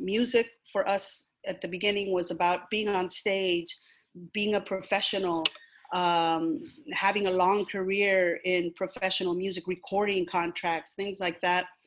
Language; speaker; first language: English; early bilingual, other home language; Spanish